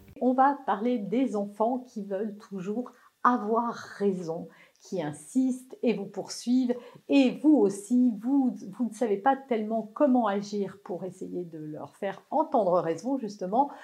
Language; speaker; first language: French; native; French